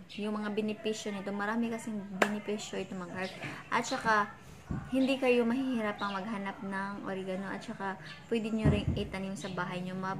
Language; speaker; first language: Filipino; non-native, local second language; Cebuano